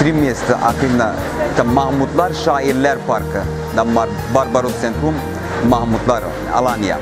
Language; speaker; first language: Russian; non-native, learner; Turkish